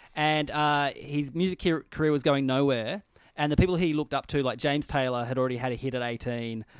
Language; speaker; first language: English; native; English